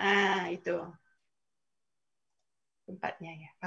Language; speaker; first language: Indonesian; non-native, fluent; Korean